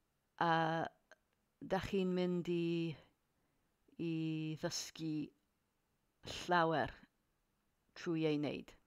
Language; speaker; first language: Welsh; non-native, learner; English